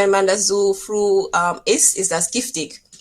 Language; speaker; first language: German; non-native, fluent; English